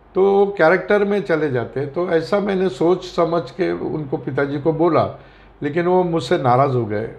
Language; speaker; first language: Hindi; non-native, local second language; Marathi